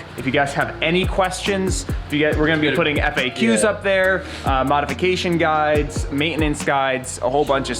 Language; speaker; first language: English; native; English